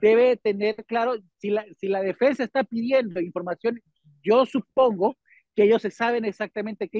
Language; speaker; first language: Spanish; native; Spanish